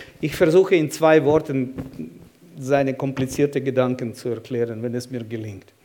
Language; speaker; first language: German; non-native, fluent; Russian